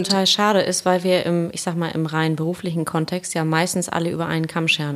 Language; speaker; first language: German; native; German